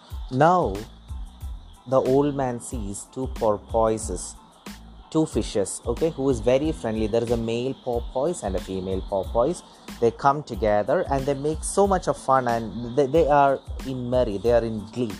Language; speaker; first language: English; non-native, local second language; Malayalam